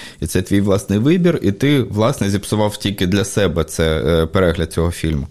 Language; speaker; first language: Ukrainian; native; Ukrainian